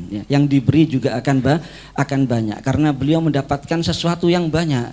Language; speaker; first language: Indonesian; native; Indonesian